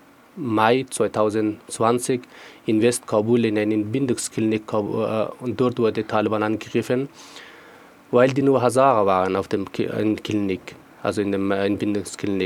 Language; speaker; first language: German; non-native, fluent; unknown